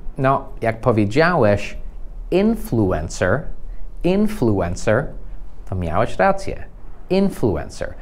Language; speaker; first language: Polish; non-native, fluent; English